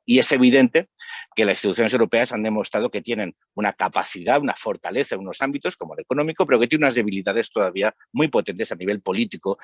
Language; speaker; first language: Spanish; native; Spanish